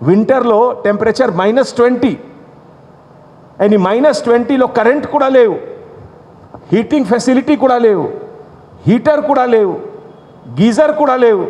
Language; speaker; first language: Telugu; non-native, fluent; Hindi